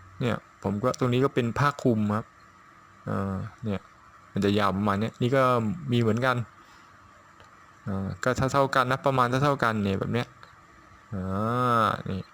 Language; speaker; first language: Thai; native; Thai